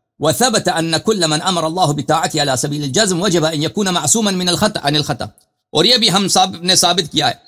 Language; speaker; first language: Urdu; non-native, fluent; Persian